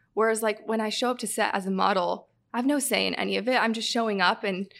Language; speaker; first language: English; native; English